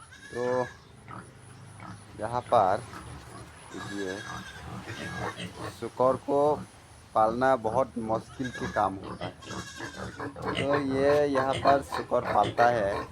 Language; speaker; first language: Hindi; non-native, local second language; Kok Borok